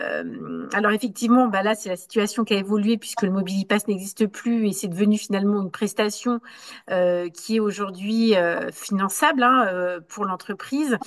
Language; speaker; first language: French; native; French